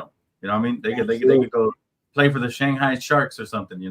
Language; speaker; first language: English; native; English